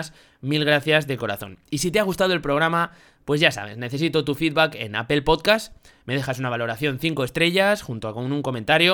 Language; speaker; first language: Spanish; native; Spanish